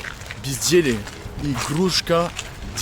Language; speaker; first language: Russian; non-native, learner; French